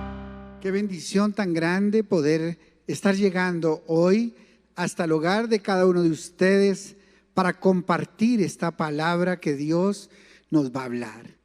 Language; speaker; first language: Spanish; native; Spanish